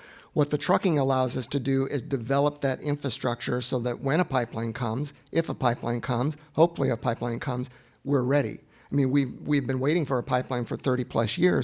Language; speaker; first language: English; native; English